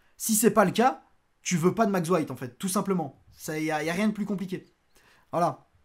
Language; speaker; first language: French; native; French